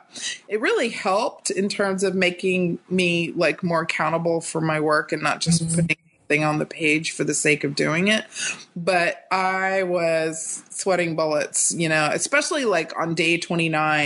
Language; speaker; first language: English; native; English